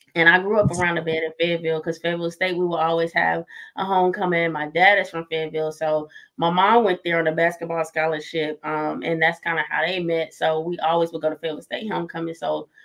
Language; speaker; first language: English; native; English